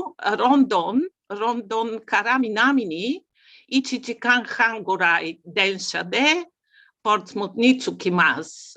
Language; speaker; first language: Japanese; non-native, learner; Bulgarian